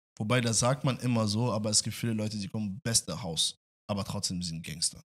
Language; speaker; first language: German; non-native, fluent; French